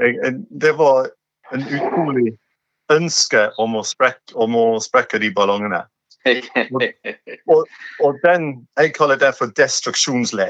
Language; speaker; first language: Norwegian; non-native, fluent; English